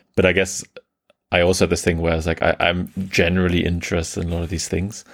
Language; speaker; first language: English; early bilingual, other home language; German